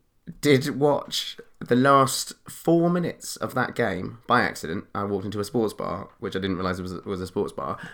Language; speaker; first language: English; native; English